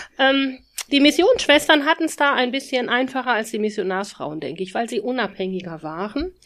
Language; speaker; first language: German; native; German